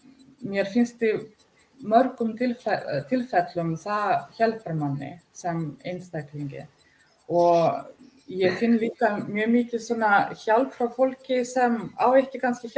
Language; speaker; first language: Icelandic; non-native, learner; Russian